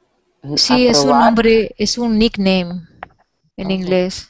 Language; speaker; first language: Spanish; non-native, learner; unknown